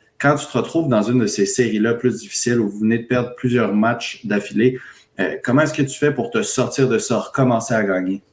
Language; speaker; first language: French; native; French